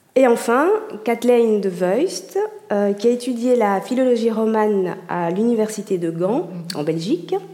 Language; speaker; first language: French; native; French